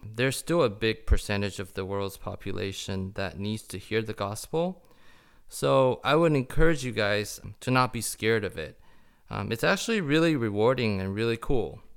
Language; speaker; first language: English; early bilingual, other home language; Chinese